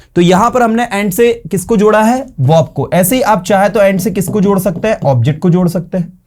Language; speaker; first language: Hindi; native; Hindi